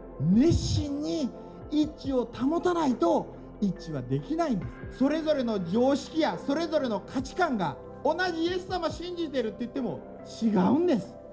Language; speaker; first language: Japanese; native; Japanese